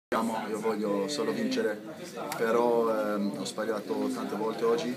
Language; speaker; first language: Italian; non-native, learner; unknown